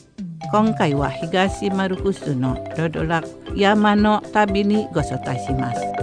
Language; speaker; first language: Japanese; non-native, fluent; Indonesian